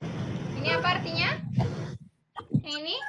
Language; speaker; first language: Indonesian; native; Indonesian